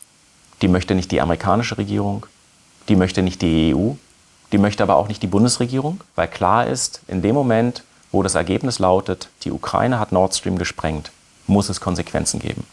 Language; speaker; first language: German; native; German